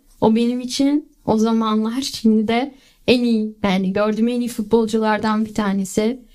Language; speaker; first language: Turkish; early bilingual, heritage; Turkish